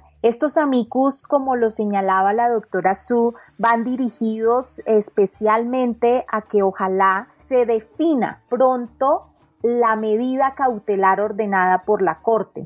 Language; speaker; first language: Spanish; native; Spanish